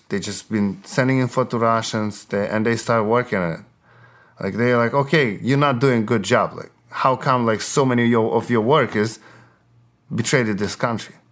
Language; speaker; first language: English; non-native, fluent; Ukrainian